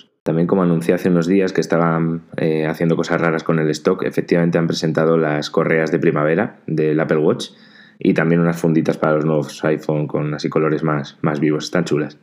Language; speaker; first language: Spanish; native; Spanish